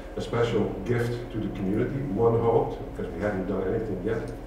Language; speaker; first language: English; non-native, fluent; Dutch